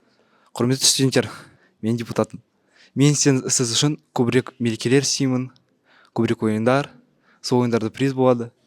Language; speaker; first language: Kazakh; non-native, local second language; Russian